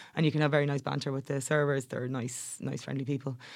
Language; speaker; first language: English; native; English